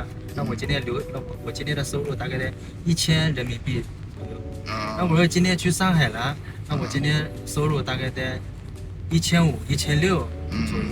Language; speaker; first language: Chinese; native; Chinese